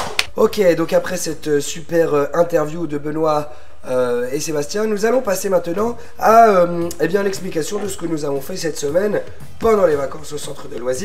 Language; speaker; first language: French; native; French